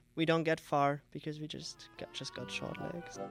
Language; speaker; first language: English; non-native, fluent; German